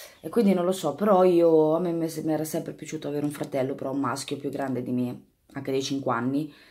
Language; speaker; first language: Italian; native; Italian